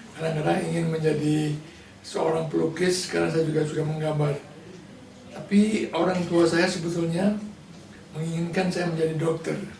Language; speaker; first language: Indonesian; non-native, local second language; Balinese